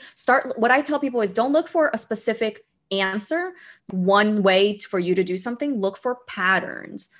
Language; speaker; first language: English; early bilingual, other home language; Portuguese